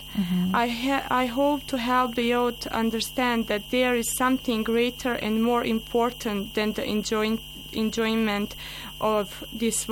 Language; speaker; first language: English; non-native, learner; Bosnian